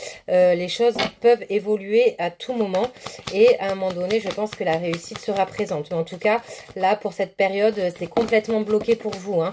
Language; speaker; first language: French; native; French